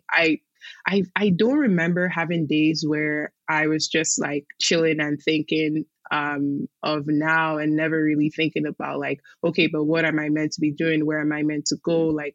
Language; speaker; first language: English; non-native, local second language; Igbo